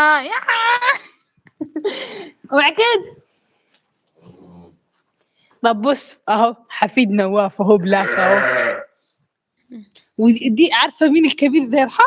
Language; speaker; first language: Arabic; native; Arabic